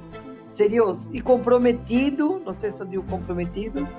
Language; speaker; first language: Catalan; non-native, fluent; Spanish